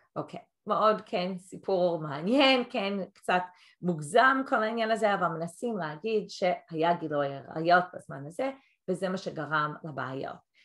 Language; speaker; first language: Hebrew; non-native, fluent; English